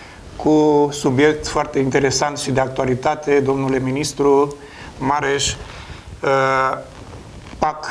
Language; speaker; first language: Romanian; native; Romanian